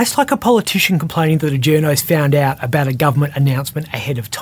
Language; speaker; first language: English; native; English